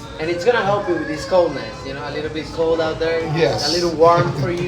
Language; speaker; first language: English; native; English